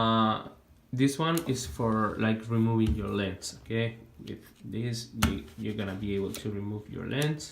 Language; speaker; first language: English; non-native, fluent; Spanish